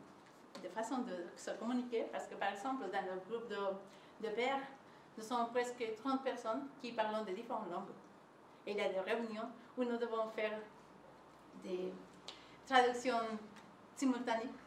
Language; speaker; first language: French; non-native, learner; Spanish